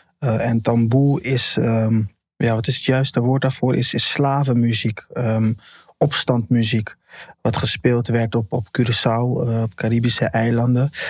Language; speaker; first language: Dutch; early bilingual, other home language; Papiamento